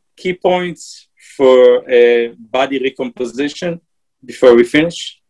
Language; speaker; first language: English; non-native, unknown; Hebrew